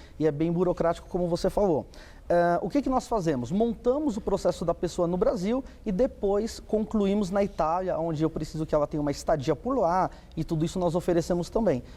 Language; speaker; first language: Portuguese; native; Portuguese